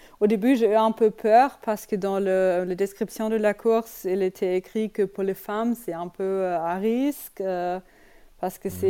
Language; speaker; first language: French; non-native, learner; German